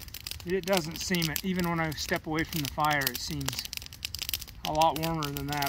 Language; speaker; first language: English; native; English